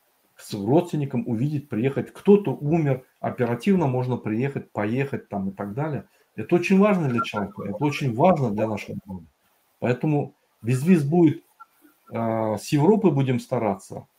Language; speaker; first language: Russian; native; Russian